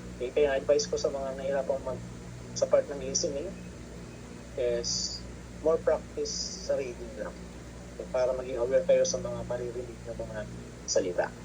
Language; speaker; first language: Filipino; non-native, local second language; Pampanga